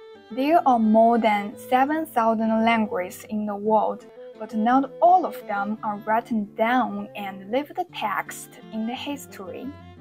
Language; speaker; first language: English; non-native, fluent; Chinese